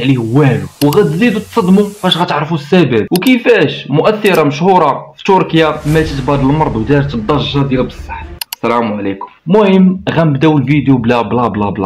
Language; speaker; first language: Arabic; native; Arabic